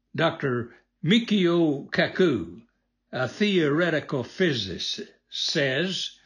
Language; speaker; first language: English; native; English